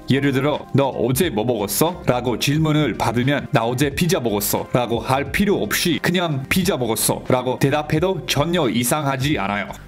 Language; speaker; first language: Korean; non-native, fluent; English